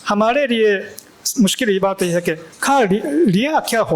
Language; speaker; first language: Hindi; non-native, fluent; Japanese